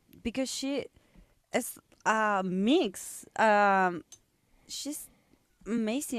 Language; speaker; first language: English; non-native, learner; Spanish